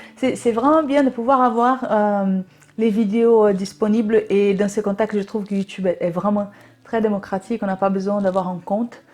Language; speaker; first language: French; non-native, fluent; Portuguese